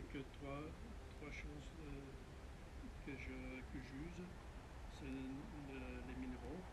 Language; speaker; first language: French; non-native, fluent; Dutch